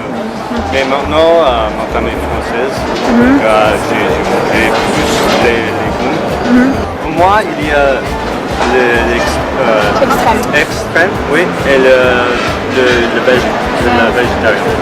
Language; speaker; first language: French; non-native, learner; English